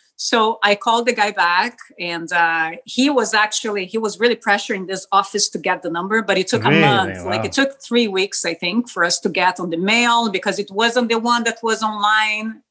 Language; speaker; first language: English; non-native, fluent; Spanish